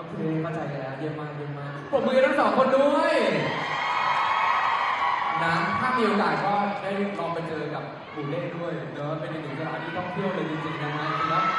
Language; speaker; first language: Thai; native; Thai